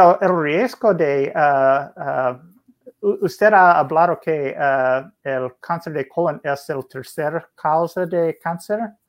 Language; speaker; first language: Spanish; non-native, learner; English